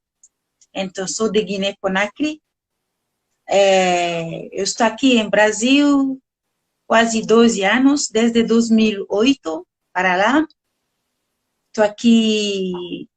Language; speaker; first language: Portuguese; non-native, learner; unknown